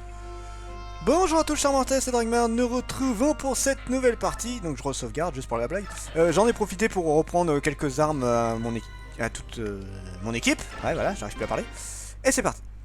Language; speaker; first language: French; native; French